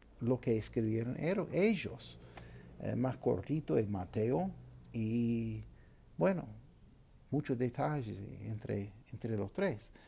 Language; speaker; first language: Spanish; non-native, fluent; English